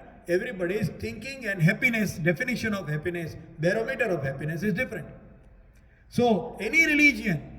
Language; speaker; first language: English; non-native, local second language; Hindi